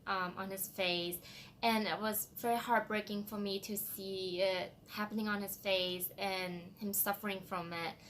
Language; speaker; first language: English; non-native, fluent; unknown